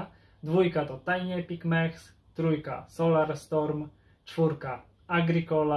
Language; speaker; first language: Polish; native; Polish